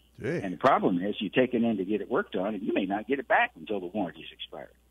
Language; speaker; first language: English; native; English